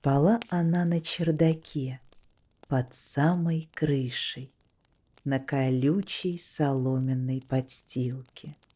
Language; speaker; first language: Russian; native; Russian